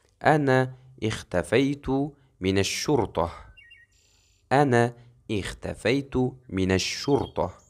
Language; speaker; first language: Arabic; non-native, fluent; Kazakh